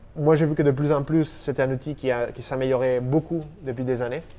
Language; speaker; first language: French; non-native, fluent; Spanish